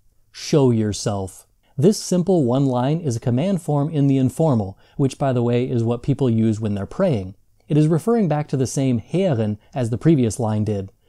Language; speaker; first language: English; native; English